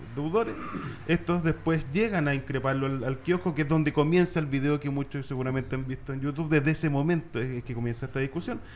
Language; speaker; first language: Spanish; native; Spanish